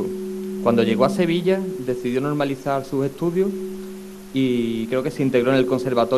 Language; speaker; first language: Spanish; native; Spanish